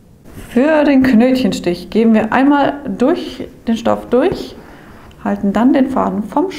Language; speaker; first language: German; native; German